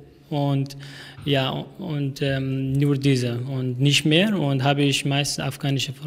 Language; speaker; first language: German; non-native, learner; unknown